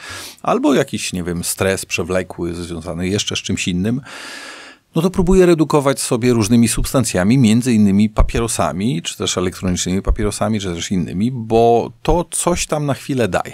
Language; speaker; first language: Polish; native; Polish